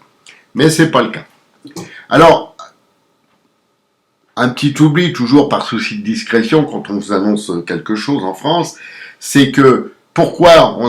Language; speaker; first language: French; native; French